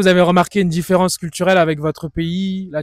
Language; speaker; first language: French; native; French